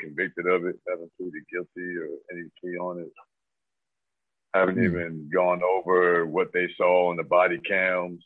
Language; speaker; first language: English; native; English